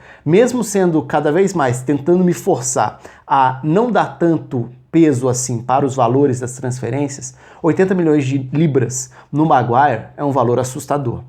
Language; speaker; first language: Portuguese; native; Portuguese